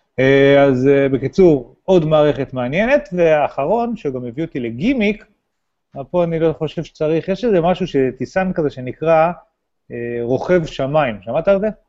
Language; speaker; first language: Hebrew; native; Hebrew